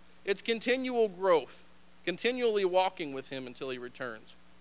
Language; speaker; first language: English; native; English